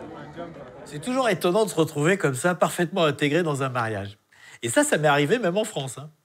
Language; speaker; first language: French; native; French